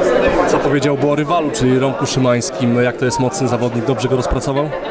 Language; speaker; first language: Polish; native; Polish